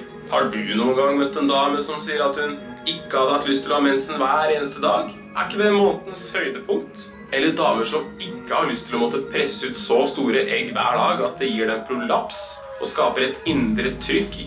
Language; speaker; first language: Norwegian; native; Norwegian